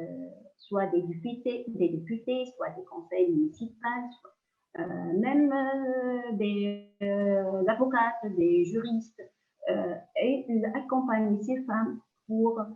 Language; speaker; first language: French; non-native, local second language; Arabic